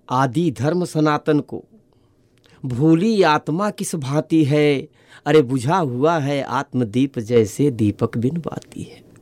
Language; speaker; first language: Hindi; native; Hindi